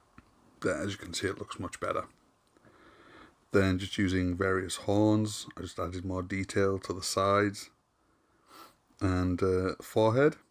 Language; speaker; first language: English; native; English